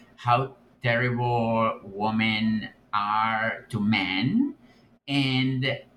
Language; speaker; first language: English; non-native, fluent; Spanish